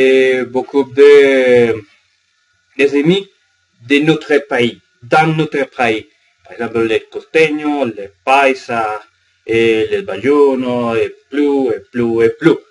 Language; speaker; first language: French; non-native, learner; Spanish